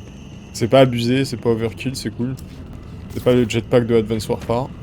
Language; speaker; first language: French; native; French